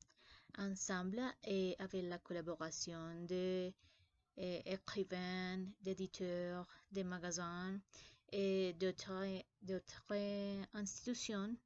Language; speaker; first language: French; non-native, learner; Spanish